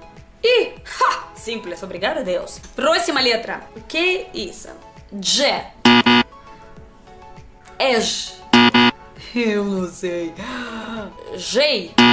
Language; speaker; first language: Portuguese; non-native, learner; Russian